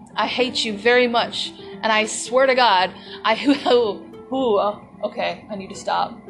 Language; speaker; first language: English; native; English